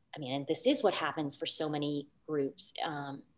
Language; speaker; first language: English; native; English